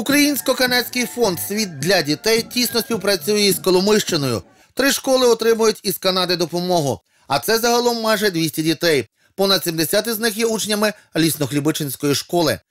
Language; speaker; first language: Ukrainian; native; Ukrainian